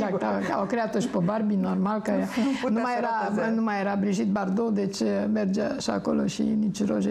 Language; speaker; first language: Romanian; native; Romanian